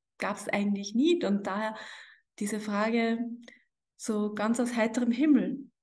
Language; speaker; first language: German; native; German